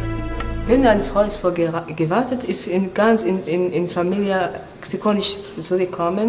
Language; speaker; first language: German; non-native, learner; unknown